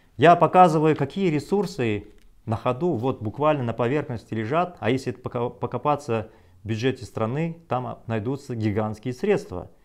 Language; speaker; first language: Russian; non-native, local second language; Kazakh